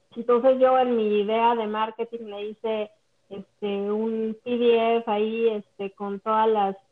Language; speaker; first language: Spanish; native; Spanish